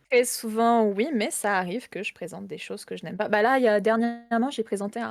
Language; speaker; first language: French; native; French